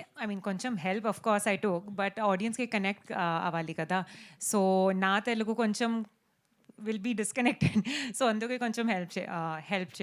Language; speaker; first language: Telugu; non-native, learner; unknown